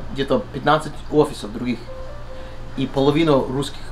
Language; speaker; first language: Russian; early bilingual, heritage; Russian